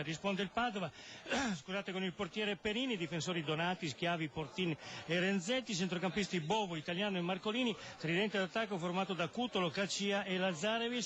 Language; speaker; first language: Italian; native; Italian